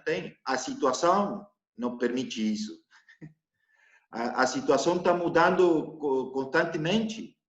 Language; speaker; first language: Portuguese; non-native, learner; Spanish